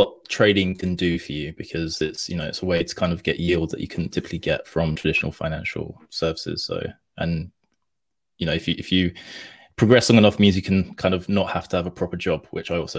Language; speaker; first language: English; native; English